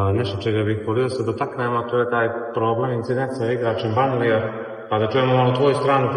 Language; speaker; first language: Bosnian; native; Bosnian